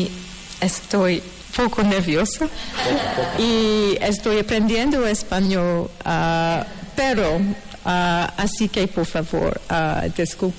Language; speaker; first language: Spanish; non-native, learner; English